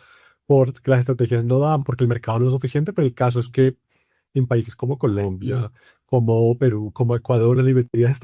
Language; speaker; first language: Spanish; native; Spanish